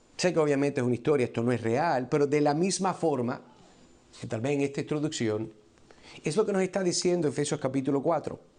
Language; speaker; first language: Spanish; early bilingual, heritage; Spanish